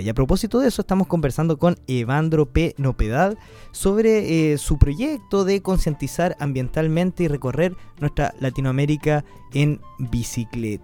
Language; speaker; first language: Spanish; native; Spanish